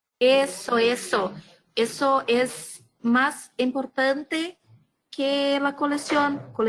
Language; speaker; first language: Spanish; non-native, learner; Portuguese